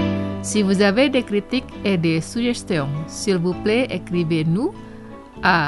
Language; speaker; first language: French; non-native, fluent; Indonesian